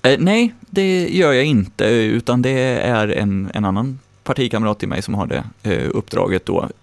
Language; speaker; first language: Swedish; native; Swedish